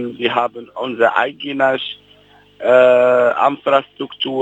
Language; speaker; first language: German; non-native, fluent; Arabic